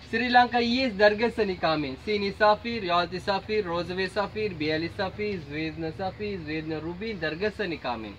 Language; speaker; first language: Russian; non-native, learner; Sinhala